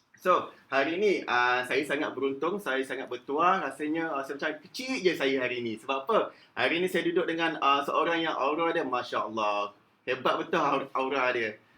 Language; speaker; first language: Malay; native; Malay